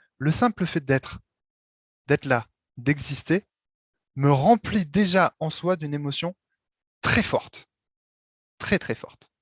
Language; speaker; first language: French; native; French